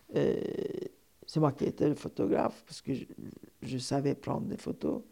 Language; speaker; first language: French; non-native, fluent; Turkish